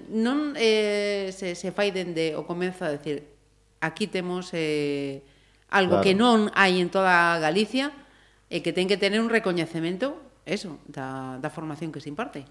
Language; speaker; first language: Galician; non-native, local second language; Spanish